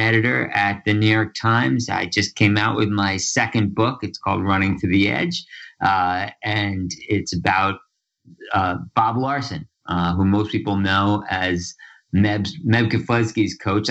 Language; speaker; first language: English; native; English